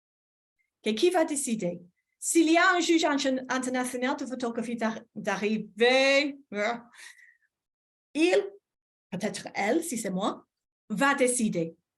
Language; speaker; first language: French; non-native, fluent; English